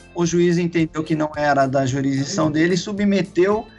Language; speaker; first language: Portuguese; native; Portuguese